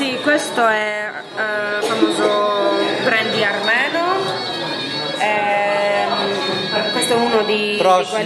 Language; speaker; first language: Italian; non-native, learner; Armenian